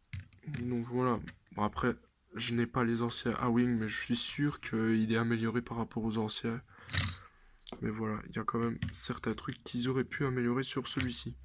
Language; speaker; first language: French; native; French